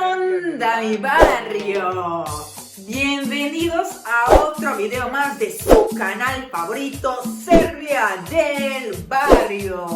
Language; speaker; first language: Spanish; non-native, fluent; Serbian